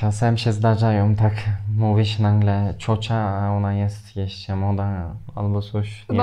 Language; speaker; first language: Polish; non-native, fluent; Turkish